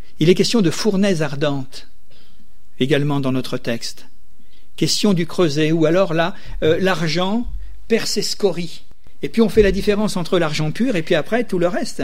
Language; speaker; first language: French; native; French